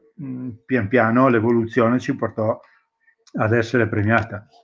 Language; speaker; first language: Italian; native; Italian